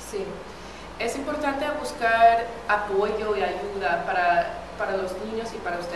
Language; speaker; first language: Spanish; non-native, fluent; English